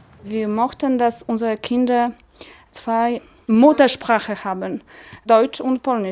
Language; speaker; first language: German; non-native, learner; Polish